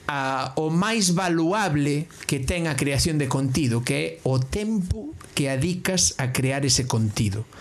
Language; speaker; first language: Galician; non-native, local second language; Spanish